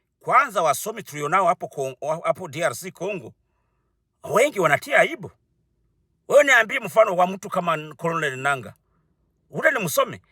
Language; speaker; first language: Swahili; non-native, local second language; Rundi